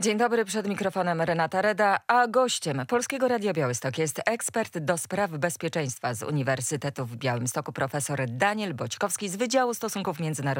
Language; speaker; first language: Polish; native; Polish